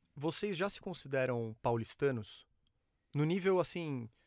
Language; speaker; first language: Portuguese; native; Portuguese